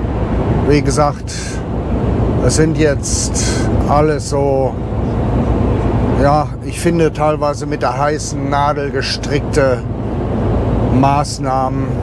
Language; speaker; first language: German; native; German